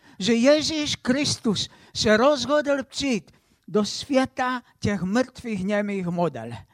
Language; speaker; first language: Czech; non-native, local second language; Polish